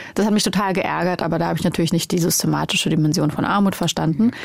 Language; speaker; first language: German; early bilingual, other home language; Romanian